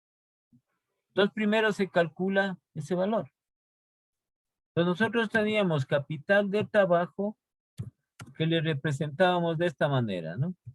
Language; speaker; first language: Spanish; native; Spanish